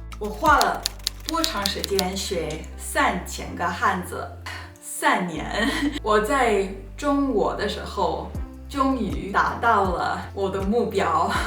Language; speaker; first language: Chinese; non-native, learner; Spanish